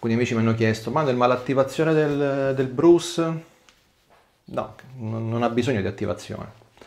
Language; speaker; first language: Italian; native; Italian